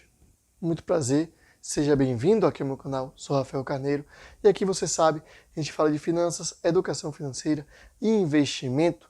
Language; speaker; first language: Portuguese; native; Portuguese